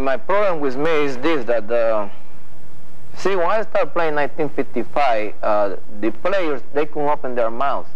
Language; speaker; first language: English; non-native, fluent; Spanish